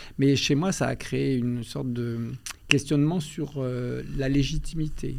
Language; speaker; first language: French; native; French